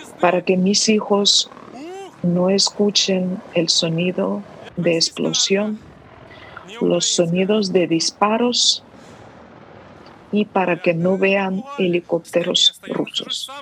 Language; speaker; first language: Spanish; non-native, fluent; Ukrainian